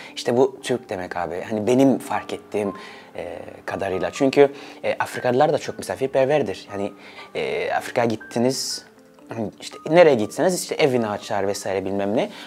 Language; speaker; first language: Turkish; early bilingual, other home language; Swahili